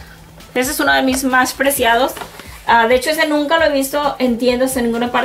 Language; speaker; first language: Spanish; native; Spanish